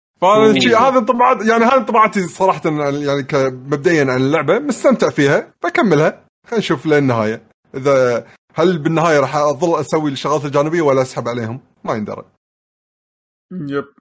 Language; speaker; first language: Arabic; native; Arabic